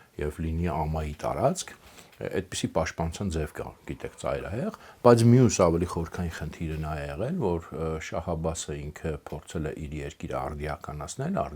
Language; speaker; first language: Armenian; native; Armenian